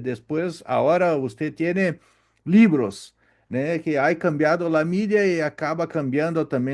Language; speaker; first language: Spanish; non-native, learner; Portuguese